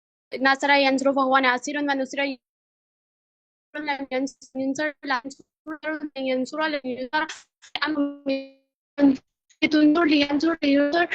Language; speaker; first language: Arabic; non-native, learner; Urdu